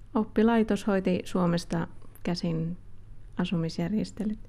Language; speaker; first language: Finnish; native; Finnish